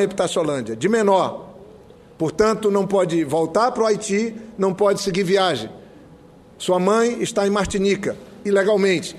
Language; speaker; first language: Portuguese; native; Portuguese